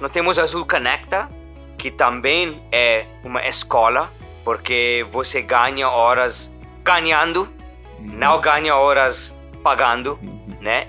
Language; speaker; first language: Portuguese; non-native, learner; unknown